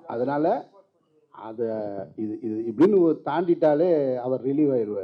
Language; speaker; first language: Tamil; native; Tamil